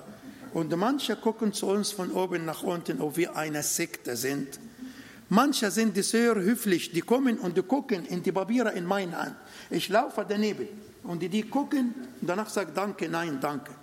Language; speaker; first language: German; non-native, learner; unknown